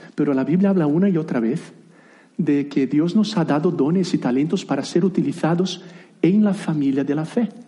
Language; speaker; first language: Spanish; non-native, fluent; Portuguese